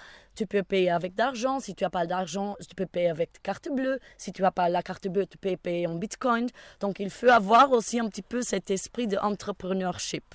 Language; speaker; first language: French; non-native, fluent; Portuguese